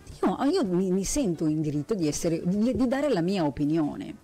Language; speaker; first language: Italian; native; Italian